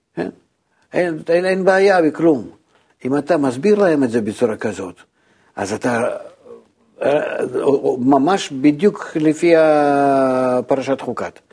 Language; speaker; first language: Hebrew; non-native, fluent; Russian